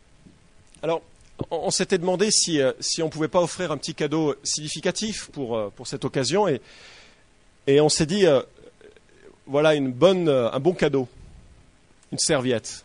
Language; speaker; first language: French; native; French